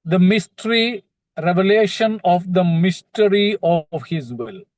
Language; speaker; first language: English; non-native, local second language; Malayalam